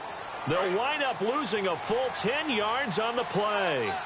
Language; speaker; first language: English; native; English